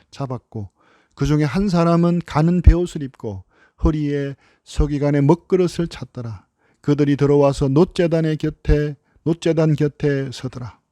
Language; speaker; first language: Korean; native; Korean